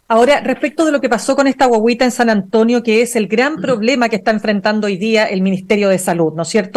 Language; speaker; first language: Spanish; native; Spanish